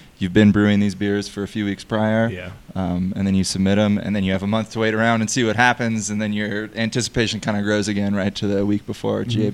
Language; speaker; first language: English; native; English